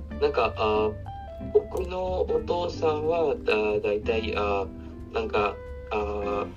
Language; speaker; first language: Japanese; non-native, learner; Hindi